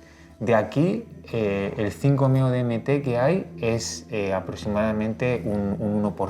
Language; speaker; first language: Spanish; native; Spanish